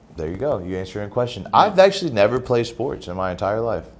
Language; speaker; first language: English; native; English